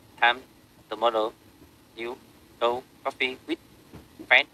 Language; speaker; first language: English; non-native, learner; Vietnamese